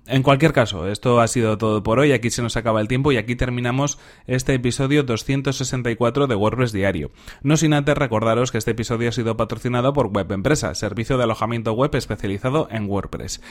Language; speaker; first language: Spanish; native; Spanish